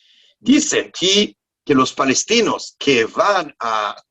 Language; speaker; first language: Spanish; non-native, learner; Hebrew